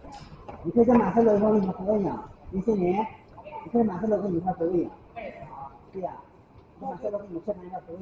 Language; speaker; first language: Chinese; native; Chinese